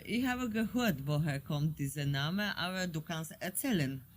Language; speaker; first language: German; non-native, fluent; Polish